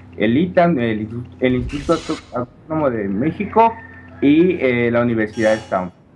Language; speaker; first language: Spanish; native; Spanish